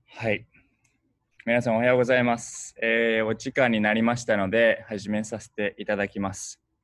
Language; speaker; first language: Japanese; early bilingual, heritage; Japanese